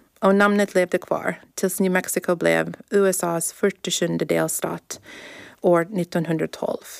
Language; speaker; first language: Swedish; non-native, fluent; English